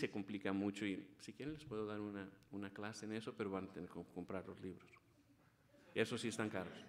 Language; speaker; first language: Spanish; early bilingual, heritage; Spanish